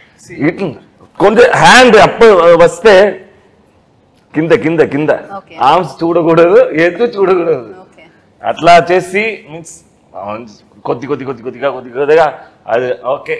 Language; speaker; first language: Telugu; non-native, learner; Tamil